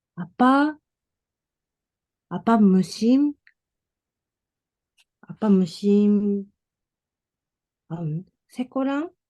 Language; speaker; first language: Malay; non-native, learner; Japanese